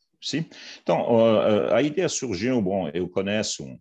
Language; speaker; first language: Portuguese; non-native, fluent; French